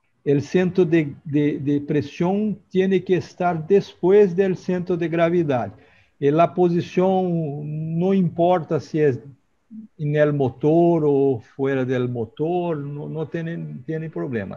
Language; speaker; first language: Spanish; non-native, learner; Portuguese